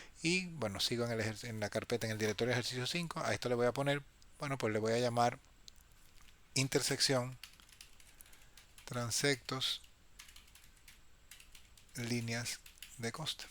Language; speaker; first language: Spanish; native; Spanish